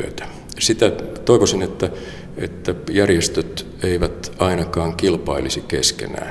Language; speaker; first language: Finnish; native; Finnish